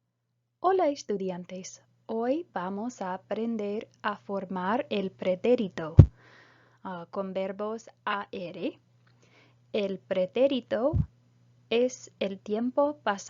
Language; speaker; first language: Spanish; non-native, fluent; English